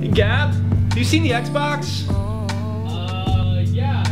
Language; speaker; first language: English; native; English